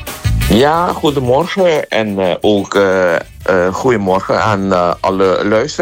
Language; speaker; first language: Dutch; non-native, local second language; Papiamento